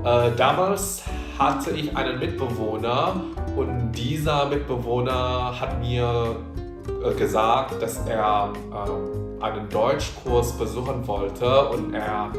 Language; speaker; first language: German; non-native, fluent; Indonesian